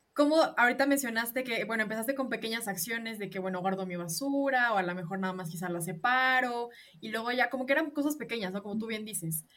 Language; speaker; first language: Spanish; native; Spanish